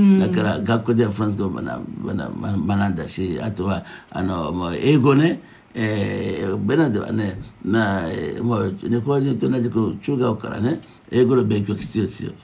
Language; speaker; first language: Japanese; non-native, fluent; Fon